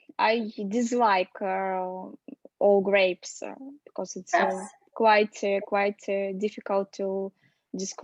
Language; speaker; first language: English; non-native, learner; Russian